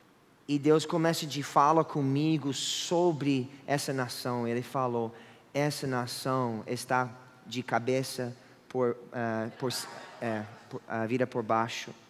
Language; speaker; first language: Portuguese; non-native, fluent; English